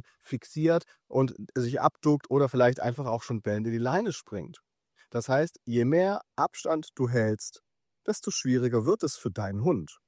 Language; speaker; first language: German; native; German